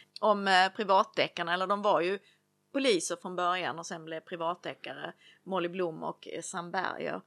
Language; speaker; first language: Swedish; native; Swedish